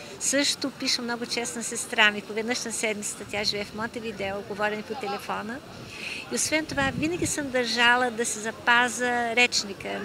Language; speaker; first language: Bulgarian; early bilingual, heritage; Bulgarian